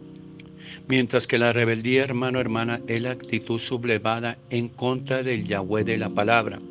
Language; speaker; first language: Spanish; native; Spanish